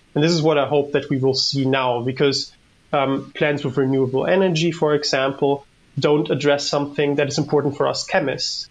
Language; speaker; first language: English; non-native, fluent; German